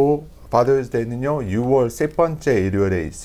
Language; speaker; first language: Korean; non-native, learner; English